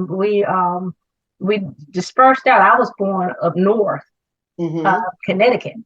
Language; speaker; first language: English; native; English